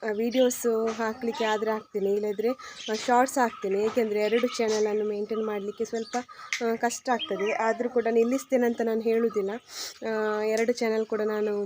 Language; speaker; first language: Kannada; non-native, local second language; Tulu